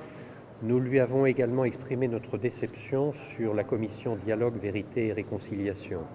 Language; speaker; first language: French; native; French